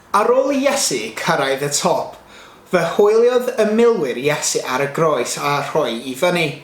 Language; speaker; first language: Welsh; non-native, local second language; English